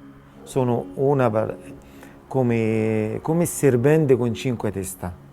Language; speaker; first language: Italian; non-native, learner; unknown